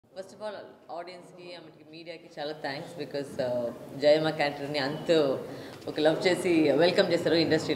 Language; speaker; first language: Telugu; non-native, local second language; Tamil